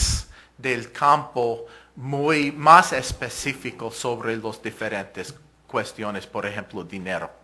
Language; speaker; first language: Spanish; non-native, fluent; English